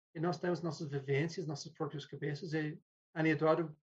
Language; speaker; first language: Portuguese; non-native, fluent; English